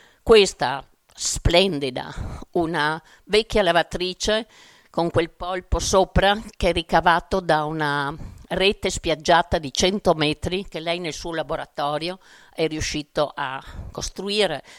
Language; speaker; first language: Italian; native; Italian